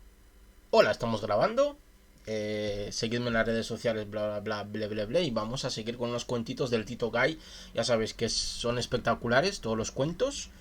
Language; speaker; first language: Spanish; native; Spanish